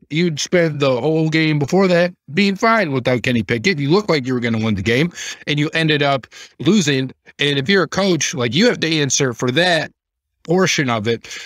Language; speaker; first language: English; native; English